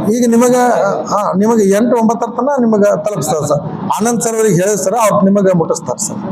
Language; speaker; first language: Kannada; non-native, local second language; Lambadi